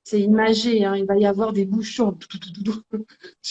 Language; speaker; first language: French; native; French